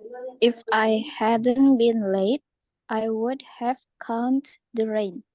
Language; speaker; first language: English; non-native, learner; Indonesian